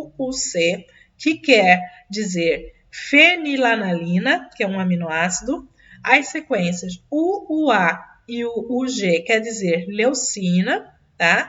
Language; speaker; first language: Portuguese; native; Portuguese